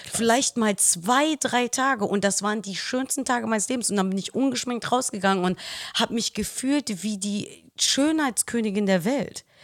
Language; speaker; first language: German; early bilingual, other home language; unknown